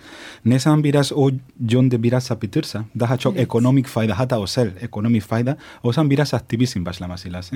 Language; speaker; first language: Turkish; non-native, fluent; Spanish